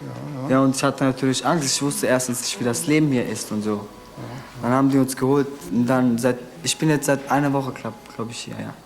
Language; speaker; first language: German; early bilingual, other home language; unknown